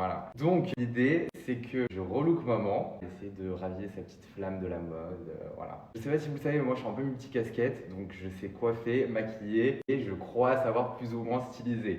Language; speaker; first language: French; native; French